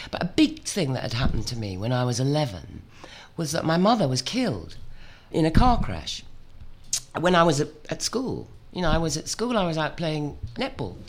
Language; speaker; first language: English; native; English